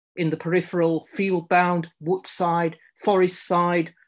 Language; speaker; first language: English; native; English